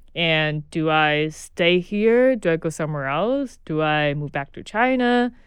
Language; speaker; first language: English; non-native, fluent; Chinese